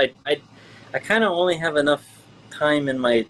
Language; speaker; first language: English; native; English